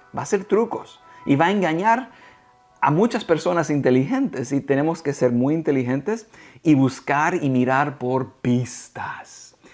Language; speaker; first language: Spanish; early bilingual, heritage; Spanish